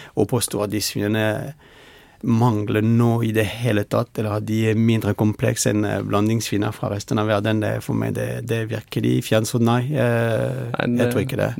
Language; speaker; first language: Norwegian; non-native, fluent; French